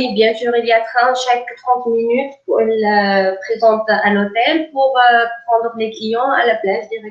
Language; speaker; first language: French; non-native, local second language; Arabic